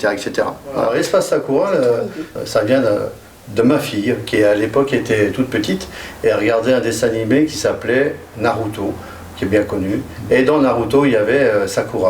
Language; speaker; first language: French; native; French